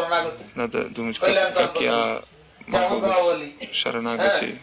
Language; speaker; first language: Russian; non-native, learner; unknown